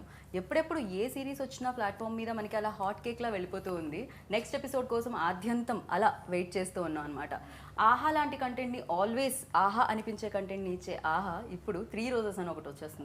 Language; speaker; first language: Telugu; native; Telugu